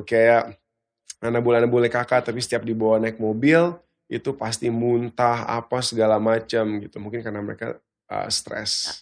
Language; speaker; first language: Indonesian; early bilingual, heritage; Indonesian